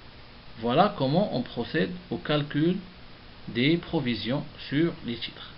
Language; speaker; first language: French; non-native, local second language; Arabic